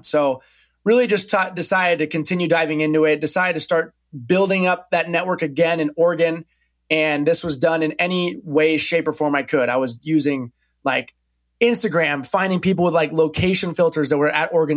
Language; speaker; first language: English; native; English